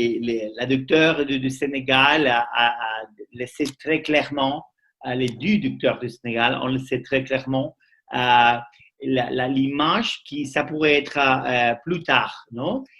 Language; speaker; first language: French; non-native, learner; Spanish